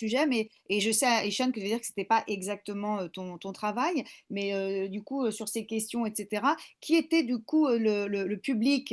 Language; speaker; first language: French; native; French